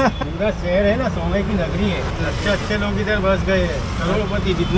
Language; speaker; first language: Hindi; non-native, local second language; Gujarati